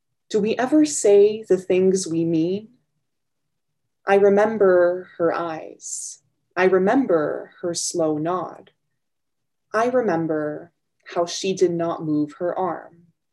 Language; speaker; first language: English; early bilingual, other home language; Armenian